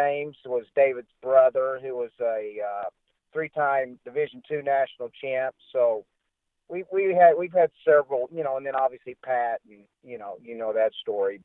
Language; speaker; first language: English; native; English